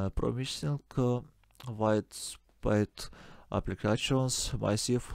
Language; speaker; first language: English; non-native, learner; Russian